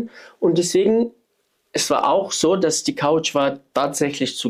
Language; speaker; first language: German; non-native, fluent; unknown